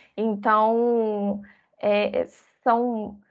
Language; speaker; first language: Portuguese; native; Portuguese